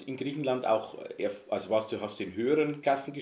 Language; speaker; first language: German; native; German